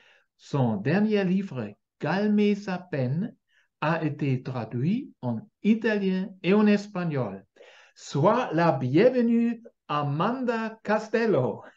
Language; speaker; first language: French; non-native, fluent; German